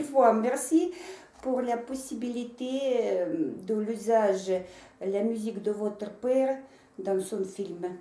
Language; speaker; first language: French; non-native, learner; Russian